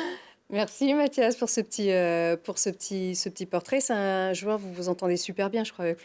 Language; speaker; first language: French; native; French